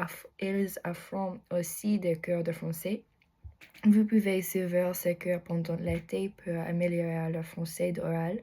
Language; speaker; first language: French; non-native, learner; English